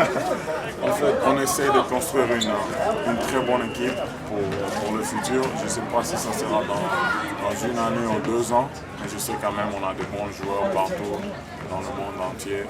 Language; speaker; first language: French; non-native, local second language; Swahili